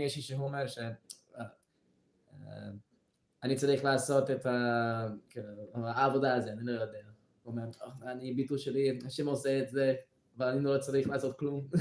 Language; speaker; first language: Hebrew; non-native, learner; English